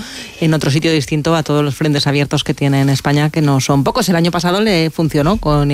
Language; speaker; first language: Spanish; native; Spanish